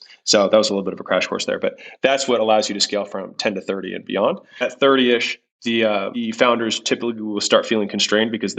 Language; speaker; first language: English; native; English